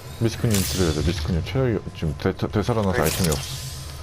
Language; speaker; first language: Korean; native; Korean